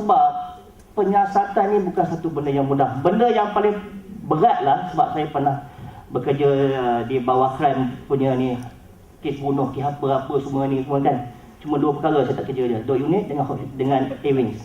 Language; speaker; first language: Malay; native; Malay